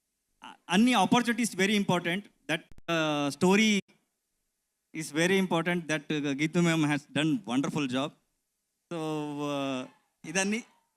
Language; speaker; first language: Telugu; non-native, learner; Kannada